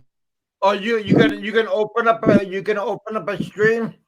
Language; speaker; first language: English; native; English